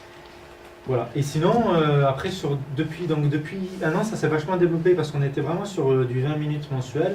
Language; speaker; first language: French; native; French